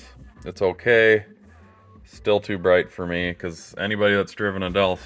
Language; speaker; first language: English; native; English